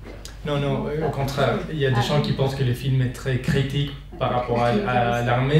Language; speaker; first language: French; non-native, fluent; Spanish